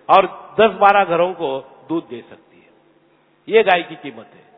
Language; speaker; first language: Hindi; non-native, local second language; Marathi